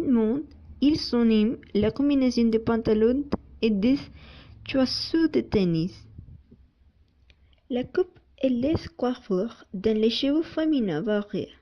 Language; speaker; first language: French; non-native, learner; Spanish